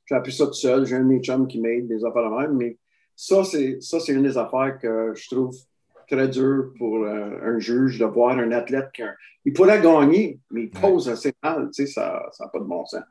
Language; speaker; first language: French; native; French